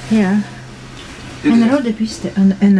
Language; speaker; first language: Dutch; non-native, learner; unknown